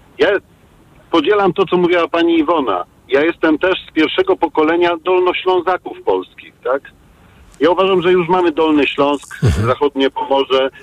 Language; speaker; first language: Polish; native; Polish